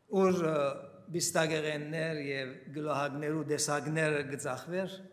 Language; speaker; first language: Armenian; early bilingual, heritage; Armenian